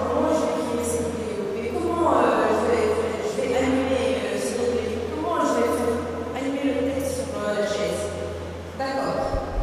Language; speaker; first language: French; non-native, local second language; Arabic